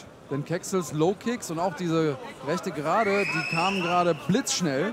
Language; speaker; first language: German; native; German